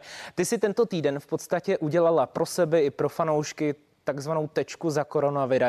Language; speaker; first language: Czech; native; Czech